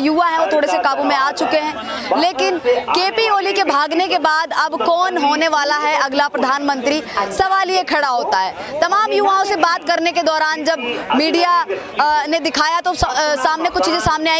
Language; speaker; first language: Hindi; native; Hindi